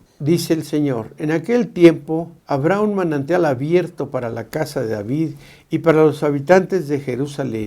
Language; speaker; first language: Spanish; native; Spanish